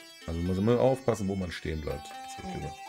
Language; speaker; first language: German; native; German